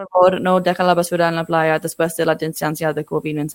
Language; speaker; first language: Spanish; non-native, fluent; English